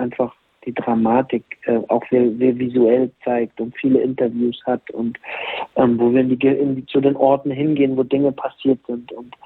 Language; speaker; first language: German; native; German